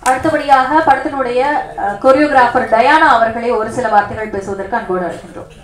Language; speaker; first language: Tamil; native; Tamil